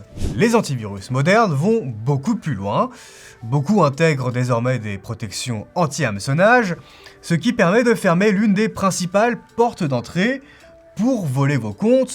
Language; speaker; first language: French; native; French